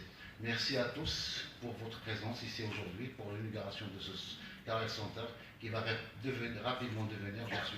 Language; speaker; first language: French; native; French